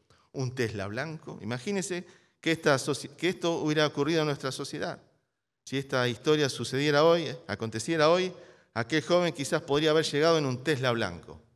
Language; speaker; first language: Spanish; native; Spanish